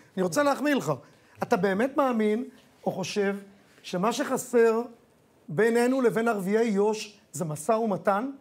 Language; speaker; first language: Hebrew; native; Hebrew